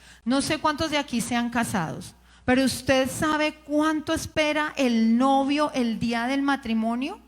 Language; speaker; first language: Spanish; native; Spanish